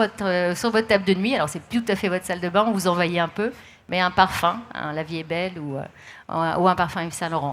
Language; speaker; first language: French; native; French